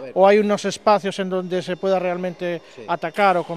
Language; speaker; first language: Spanish; native; Spanish